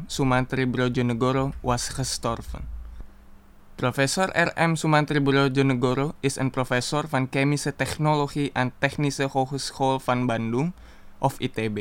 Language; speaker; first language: Dutch; non-native, fluent; Indonesian